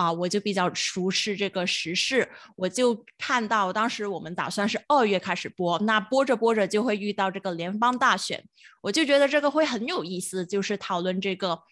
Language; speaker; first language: Chinese; non-native, local second language; Cantonese